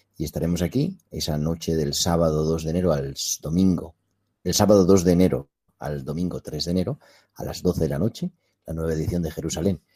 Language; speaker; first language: Spanish; native; Spanish